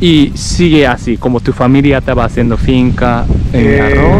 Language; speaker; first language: Spanish; non-native, learner; Japanese